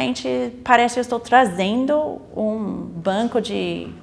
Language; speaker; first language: Portuguese; non-native, fluent; English